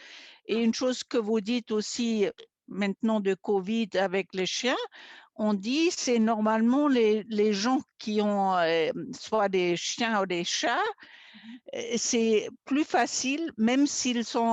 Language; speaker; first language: French; non-native, fluent; German